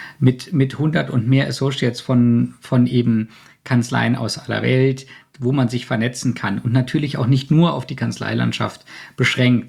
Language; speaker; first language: German; native; German